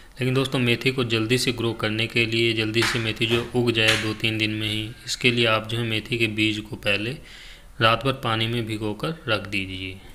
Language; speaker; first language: Hindi; native; Hindi